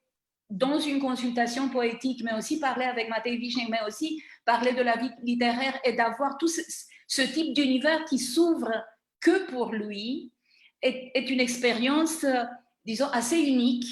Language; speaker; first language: French; non-native, fluent; Romanian